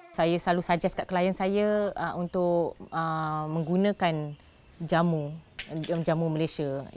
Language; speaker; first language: Malay; native; Malay